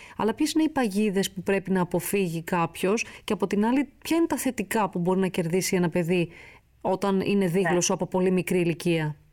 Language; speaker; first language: Greek; native; Greek